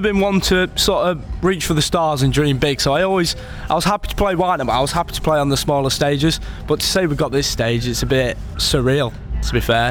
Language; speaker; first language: English; native; English